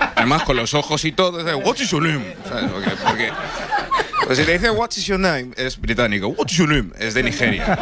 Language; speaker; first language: Spanish; early bilingual, other home language; English